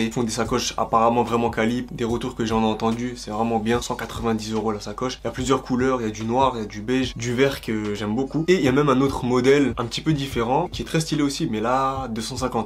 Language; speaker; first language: French; native; French